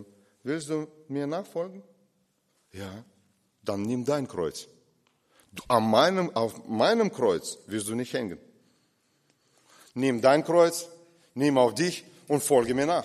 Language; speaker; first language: German; non-native, fluent; Russian